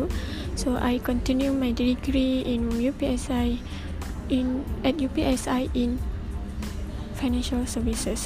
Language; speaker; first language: English; non-native, local second language; Malay